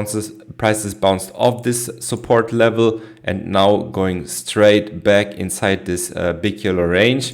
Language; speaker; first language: English; non-native, fluent; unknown